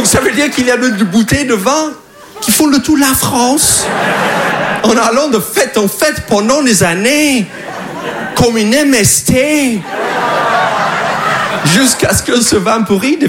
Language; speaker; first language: French; non-native, fluent; English